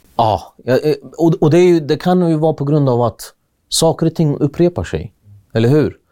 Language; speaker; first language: Swedish; early bilingual, other home language; Kurdish